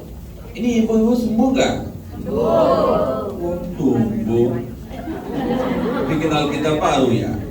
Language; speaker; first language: Indonesian; non-native, learner; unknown